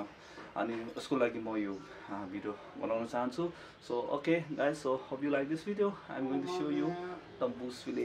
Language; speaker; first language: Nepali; non-native, local second language; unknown